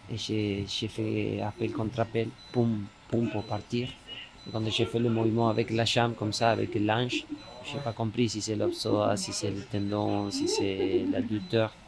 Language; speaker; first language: French; non-native, fluent; Spanish